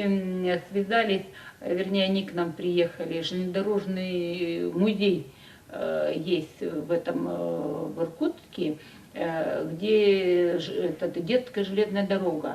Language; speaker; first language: Russian; native; Russian